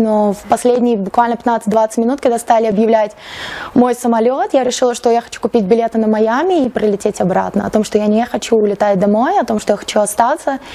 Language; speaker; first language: Russian; native; Russian